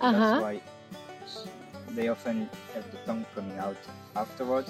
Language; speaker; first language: English; non-native, fluent; French